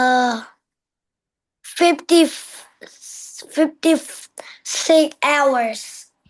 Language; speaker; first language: English; non-native, learner; Vietnamese